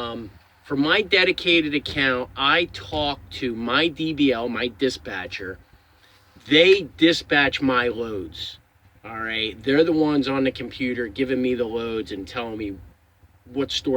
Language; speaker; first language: English; native; English